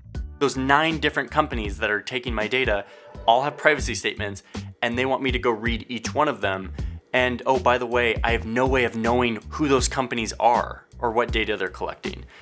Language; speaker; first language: English; native; English